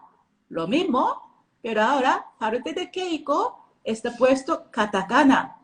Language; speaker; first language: Spanish; non-native, learner; Japanese